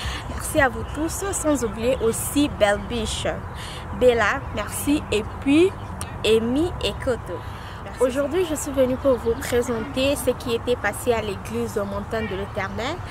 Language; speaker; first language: French; non-native, local second language; Lingala